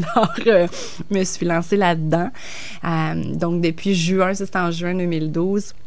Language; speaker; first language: French; native; French